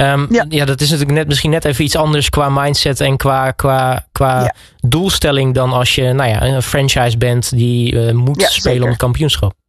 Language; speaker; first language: Dutch; native; Dutch